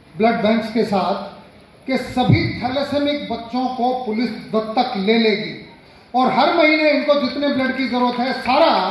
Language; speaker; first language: Hindi; native; Hindi